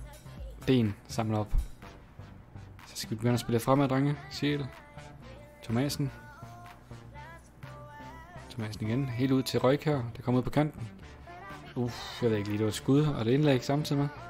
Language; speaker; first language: Danish; native; Danish